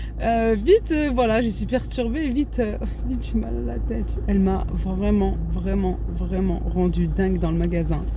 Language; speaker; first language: French; native; French